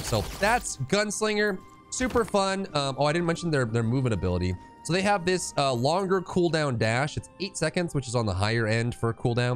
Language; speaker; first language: English; native; English